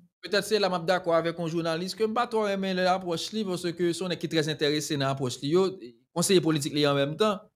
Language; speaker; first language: French; non-native, local second language; Haitian Creole